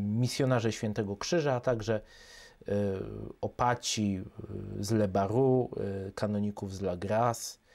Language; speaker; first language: Polish; native; Polish